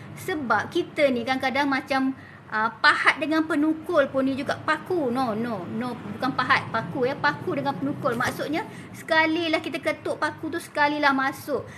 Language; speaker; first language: Malay; native; Malay